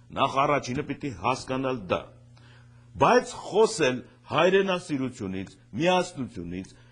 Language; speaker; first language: Armenian; native; Armenian